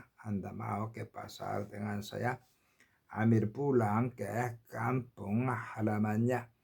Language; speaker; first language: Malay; non-native, learner; Korean